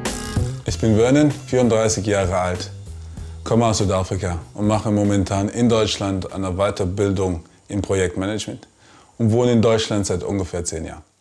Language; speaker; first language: German; non-native, fluent; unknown